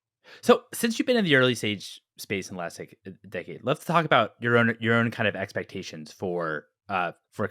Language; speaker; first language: English; native; English